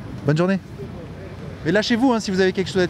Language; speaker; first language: French; native; French